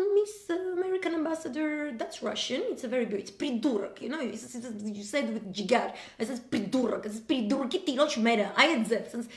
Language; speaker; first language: English; non-native, fluent; Armenian